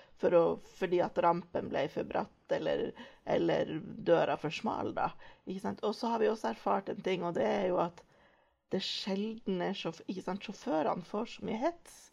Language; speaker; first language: Norwegian; native; Norwegian